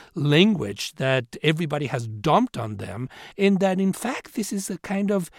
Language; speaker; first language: English; non-native, fluent; Spanish